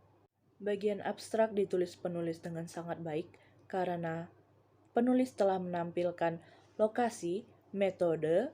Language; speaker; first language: Indonesian; native; Indonesian